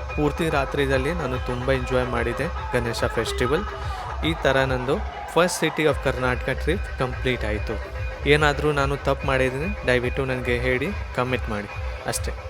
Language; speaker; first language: Kannada; non-native, learner; Hindi